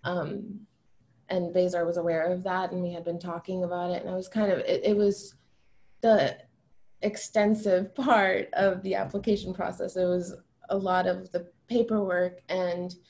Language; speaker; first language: English; early bilingual, other home language; Albanian